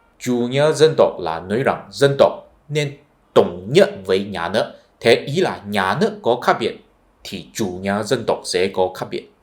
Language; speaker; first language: Vietnamese; non-native, fluent; Chinese